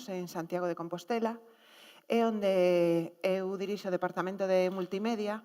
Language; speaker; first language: Galician; native; Galician